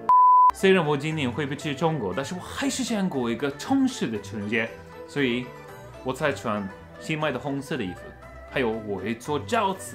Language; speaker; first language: Chinese; non-native, fluent; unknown